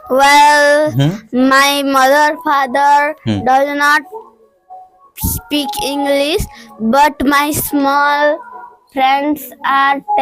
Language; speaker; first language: English; non-native, learner; Odia